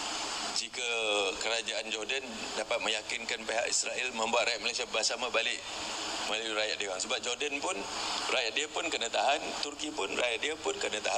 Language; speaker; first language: Malay; native; Malay